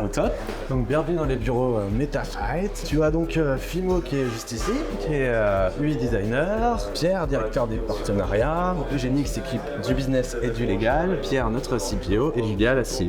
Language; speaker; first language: French; native; French